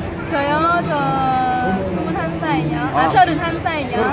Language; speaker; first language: Korean; non-native, learner; Vietnamese